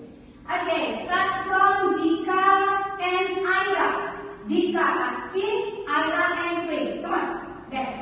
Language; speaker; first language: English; non-native, learner; Indonesian